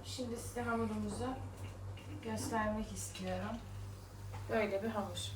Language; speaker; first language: Turkish; native; Turkish